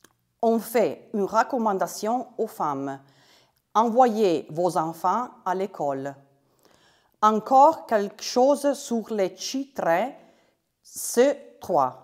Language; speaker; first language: French; non-native, fluent; Italian